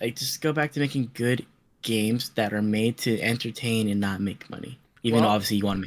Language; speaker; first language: English; native; English